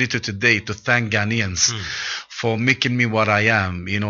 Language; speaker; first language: English; non-native, local second language; Arabic